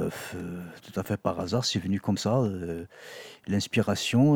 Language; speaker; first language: French; non-native, local second language; Kabyle